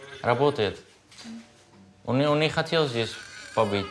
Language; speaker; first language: Russian; non-native, fluent; Dutch